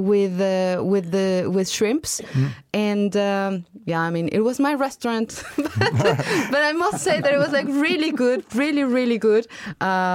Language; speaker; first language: English; non-native, fluent; Spanish